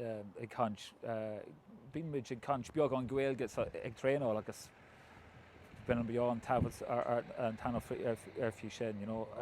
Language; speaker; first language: Irish; non-native, local second language; English